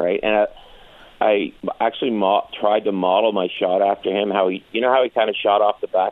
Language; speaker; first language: English; native; English